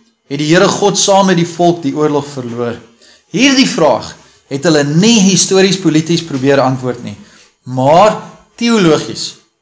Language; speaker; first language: Afrikaans; early bilingual, heritage; Afrikaans